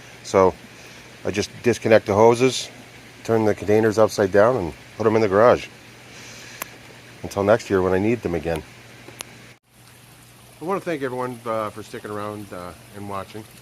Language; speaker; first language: English; native; English